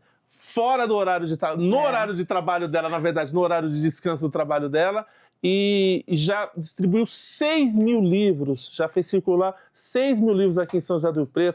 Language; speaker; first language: Portuguese; native; Portuguese